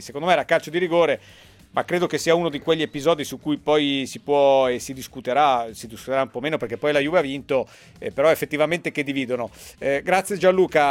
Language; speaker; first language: Italian; native; Italian